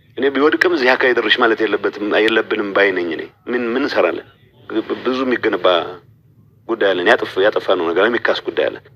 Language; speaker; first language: Amharic; non-native, local second language; Tigrinya